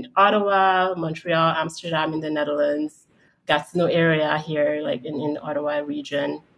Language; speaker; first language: English; early bilingual, heritage; English